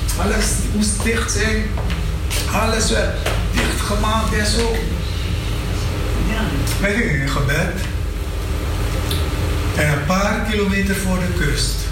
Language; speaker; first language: Dutch; non-native, fluent; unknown